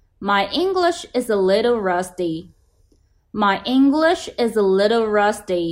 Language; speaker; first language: English; non-native, fluent; Chinese